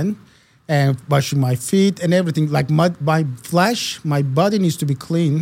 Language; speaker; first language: English; non-native, fluent; Turkish